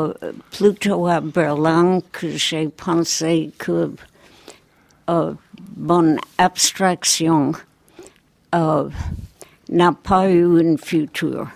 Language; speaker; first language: French; non-native, fluent; English